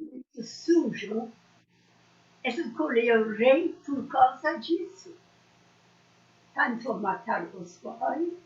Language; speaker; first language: Portuguese; non-native, learner; Persian